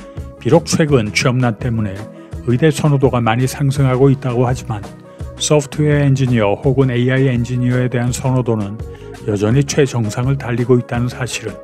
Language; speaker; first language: Korean; native; Korean